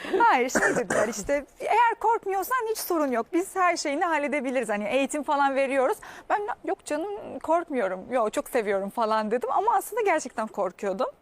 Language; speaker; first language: Turkish; non-native, fluent; Arabic